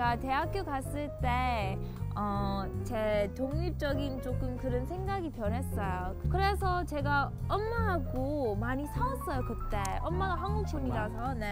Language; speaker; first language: Korean; early bilingual, heritage; English